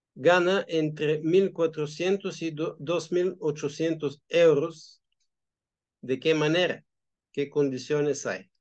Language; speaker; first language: Spanish; non-native, fluent; Bulgarian